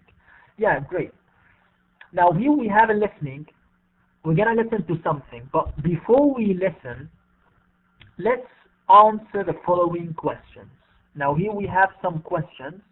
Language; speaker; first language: English; non-native, fluent; Arabic